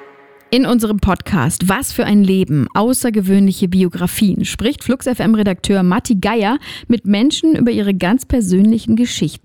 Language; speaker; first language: German; native; German